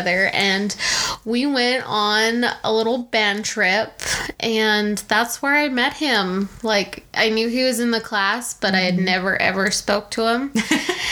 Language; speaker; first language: English; native; English